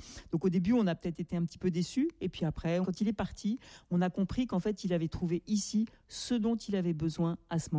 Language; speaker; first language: French; native; French